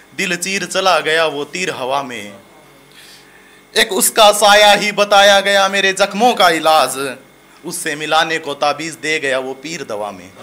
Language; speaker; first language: Hindi; native; Hindi